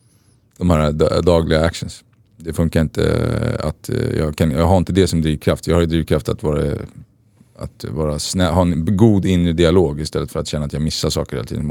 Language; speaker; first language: Swedish; native; Swedish